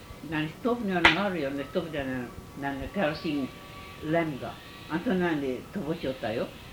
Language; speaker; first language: Japanese; early bilingual, heritage; Japanese